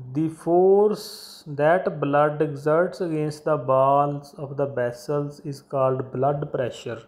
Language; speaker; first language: English; non-native, local second language; Punjabi